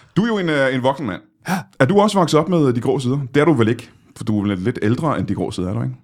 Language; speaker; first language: Danish; native; Danish